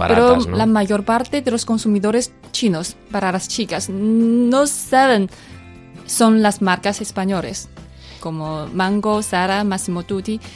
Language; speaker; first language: Spanish; non-native, fluent; Chinese